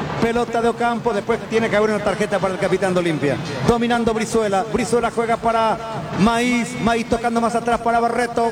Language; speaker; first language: Spanish; native; Spanish